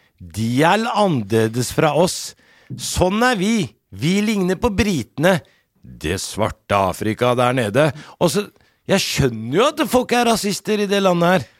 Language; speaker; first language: Norwegian; early bilingual, other home language; Arabic